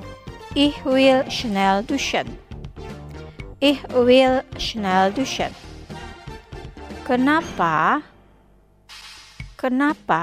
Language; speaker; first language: German; non-native, fluent; Indonesian